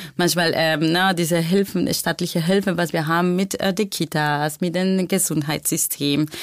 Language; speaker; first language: German; non-native, fluent; Spanish